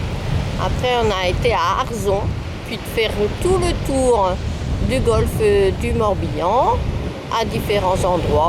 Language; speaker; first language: French; native; French